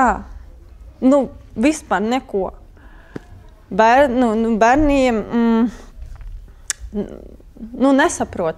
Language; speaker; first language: Latvian; non-native, learner; Ukrainian